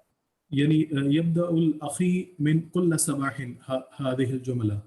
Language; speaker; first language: Arabic; non-native, learner; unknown